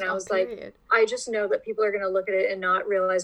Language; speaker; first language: English; native; English